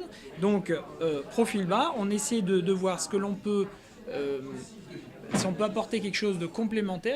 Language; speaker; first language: French; native; French